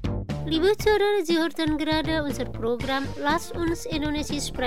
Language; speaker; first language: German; non-native, fluent; Indonesian